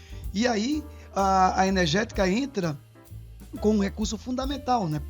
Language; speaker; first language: Portuguese; native; Portuguese